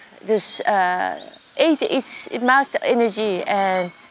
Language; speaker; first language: Dutch; non-native, learner; Japanese